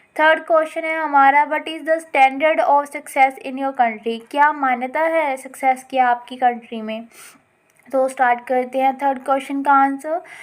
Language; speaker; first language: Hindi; non-native, local second language; Punjabi